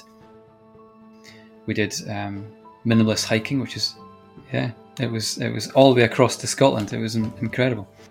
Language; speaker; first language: English; native; English